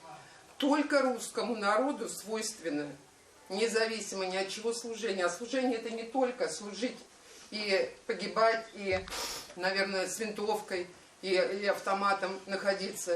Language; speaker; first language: Russian; native; Russian